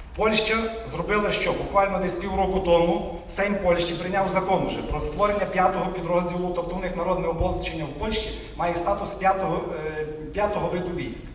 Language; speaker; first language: Ukrainian; native; Ukrainian